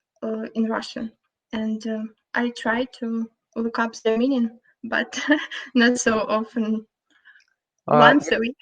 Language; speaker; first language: English; non-native, fluent; Russian